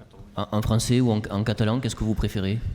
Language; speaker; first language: French; native; French